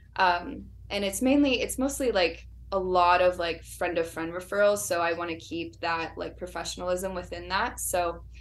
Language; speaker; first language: English; native; English